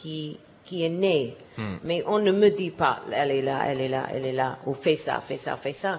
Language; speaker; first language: French; non-native, learner; English